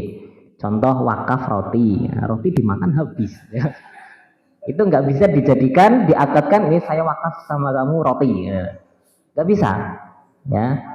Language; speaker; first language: Indonesian; native; Indonesian